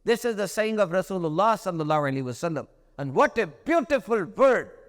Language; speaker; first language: English; non-native, local second language; Urdu